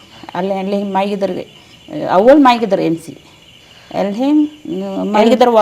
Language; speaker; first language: Arabic; non-native, learner; Sinhala